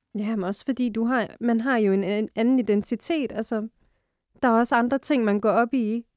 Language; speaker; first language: Danish; early bilingual, other home language; Arabic